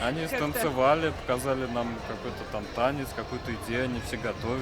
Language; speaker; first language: Russian; native; Russian